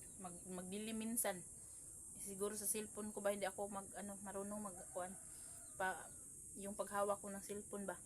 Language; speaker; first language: Filipino; non-native, local second language; Cebuano